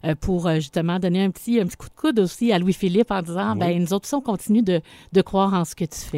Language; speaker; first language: French; native; French